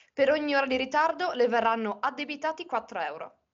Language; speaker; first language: Italian; native; Italian